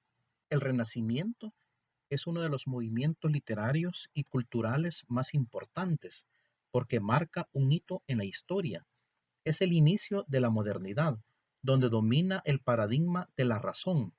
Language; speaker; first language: Spanish; native; Spanish